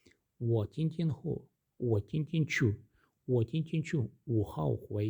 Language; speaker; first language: Chinese; non-native, learner; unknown